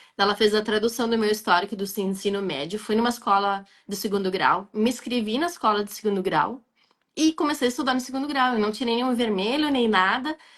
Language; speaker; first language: Portuguese; non-native, fluent; Arabic